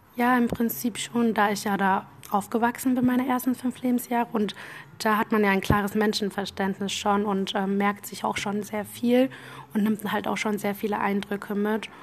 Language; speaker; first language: German; early bilingual, other home language; Amharic